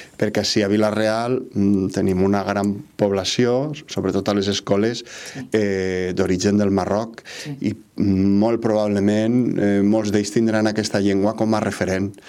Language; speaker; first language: Catalan; native; Catalan